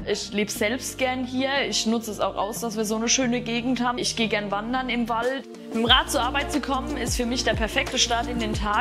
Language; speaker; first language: German; native; German